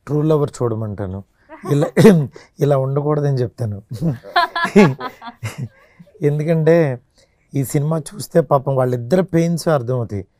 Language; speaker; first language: Telugu; native; Telugu